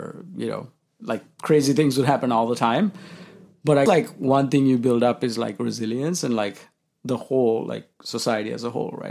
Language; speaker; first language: English; non-native, local second language; Sinhala